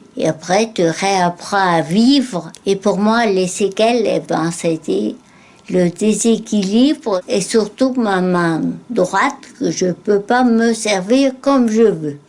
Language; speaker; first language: French; native; French